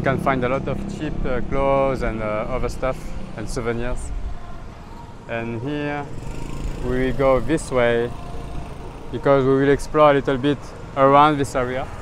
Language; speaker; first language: English; non-native, fluent; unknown